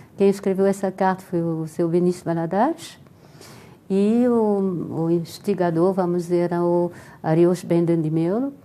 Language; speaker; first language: Portuguese; non-native, fluent; French